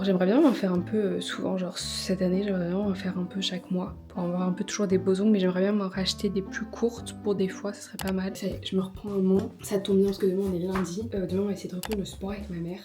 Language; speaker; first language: French; native; French